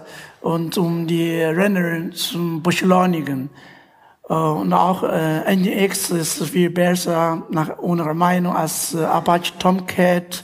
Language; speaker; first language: German; non-native, fluent; Chinese